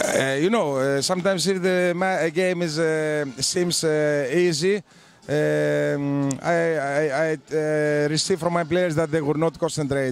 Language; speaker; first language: English; non-native, learner; Greek